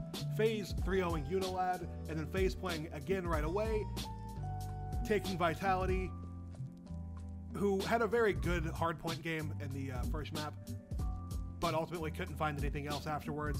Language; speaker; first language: English; native; English